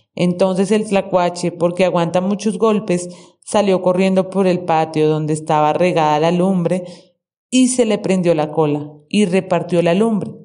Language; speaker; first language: Spanish; native; Spanish